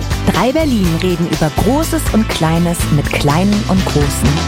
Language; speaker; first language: German; native; German